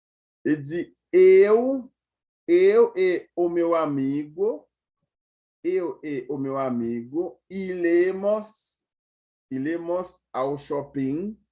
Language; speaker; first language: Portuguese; non-native, fluent; Haitian Creole